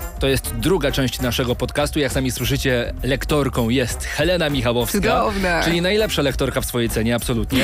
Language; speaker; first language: Polish; native; Polish